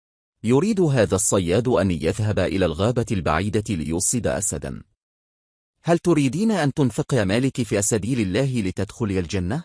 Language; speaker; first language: Arabic; non-native, fluent; Bangla